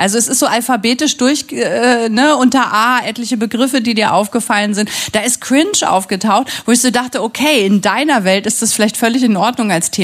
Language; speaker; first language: German; native; German